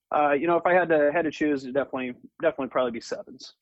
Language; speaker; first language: English; native; English